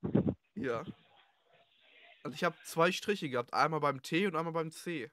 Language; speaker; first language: German; native; German